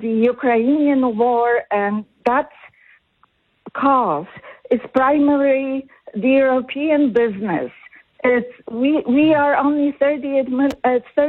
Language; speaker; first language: English; non-native, fluent; Polish